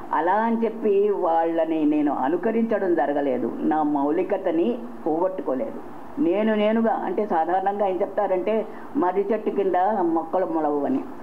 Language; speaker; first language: Telugu; native; Telugu